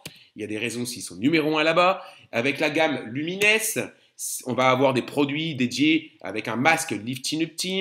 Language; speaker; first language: French; native; French